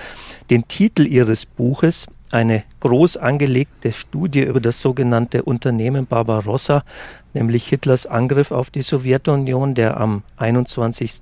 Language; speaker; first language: German; native; German